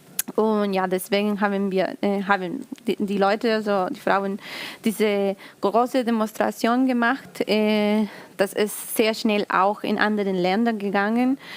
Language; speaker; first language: German; non-native, learner; Spanish